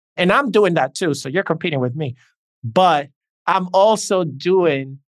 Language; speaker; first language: English; early bilingual, other home language; Spanish